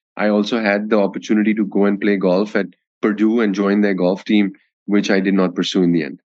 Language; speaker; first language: English; non-native, local second language; Hindi